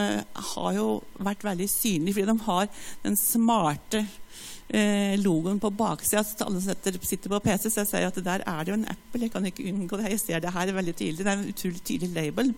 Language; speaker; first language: Norwegian; native; Norwegian